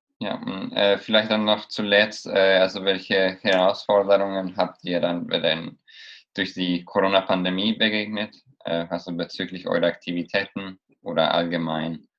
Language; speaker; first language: German; non-native, fluent; Spanish